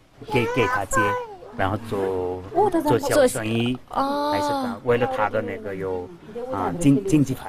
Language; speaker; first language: Chinese; non-native, learner; Nepali